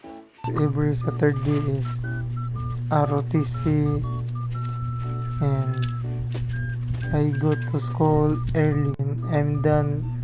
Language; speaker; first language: English; non-native, learner; Cebuano